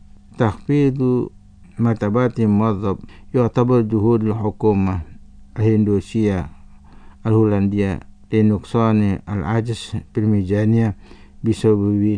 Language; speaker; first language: Arabic; non-native, fluent; Indonesian